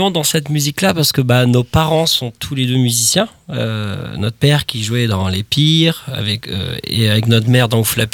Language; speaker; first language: French; native; French